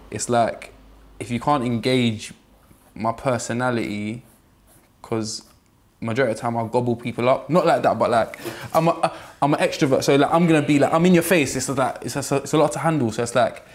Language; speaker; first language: English; native; English